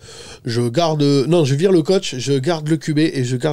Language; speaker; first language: French; native; French